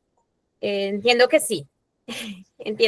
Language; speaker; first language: Spanish; native; Spanish